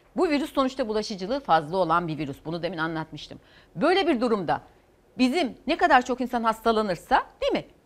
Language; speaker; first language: Turkish; native; Turkish